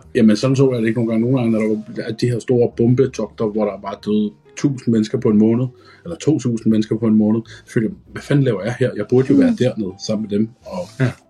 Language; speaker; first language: Danish; early bilingual, other home language; Arabic